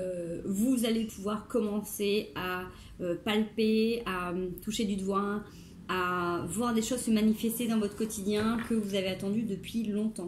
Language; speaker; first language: French; native; French